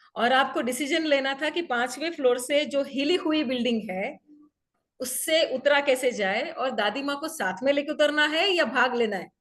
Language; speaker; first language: Hindi; non-native, local second language; Gujarati